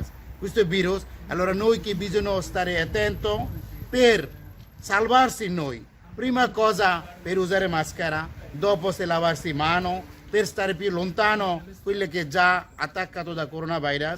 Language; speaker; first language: Italian; non-native, learner; Bangla